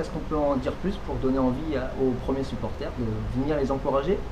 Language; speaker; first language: French; native; French